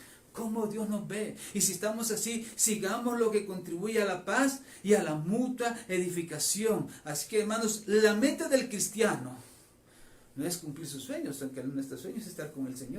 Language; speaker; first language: Spanish; native; Spanish